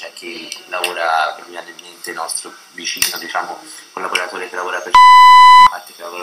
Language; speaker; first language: Italian; native; Italian